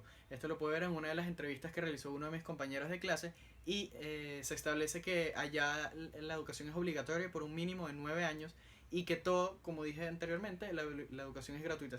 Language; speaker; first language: Spanish; native; Spanish